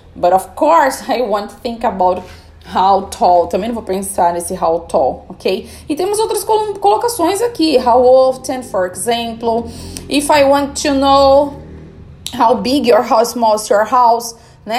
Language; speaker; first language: English; non-native, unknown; Portuguese